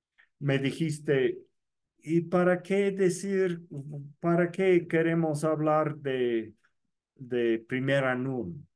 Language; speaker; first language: Spanish; non-native, fluent; English